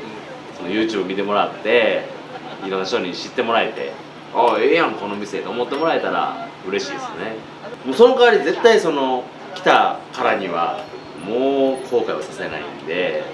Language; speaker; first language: Japanese; native; Japanese